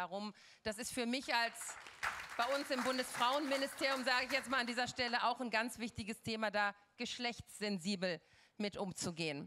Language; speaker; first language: German; native; German